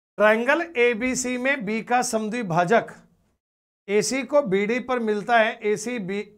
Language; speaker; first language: Hindi; native; Hindi